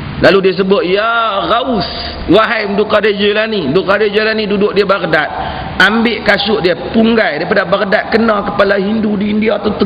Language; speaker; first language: Malay; native; Malay